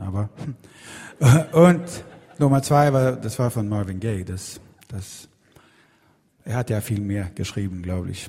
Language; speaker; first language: German; non-native, fluent; Swedish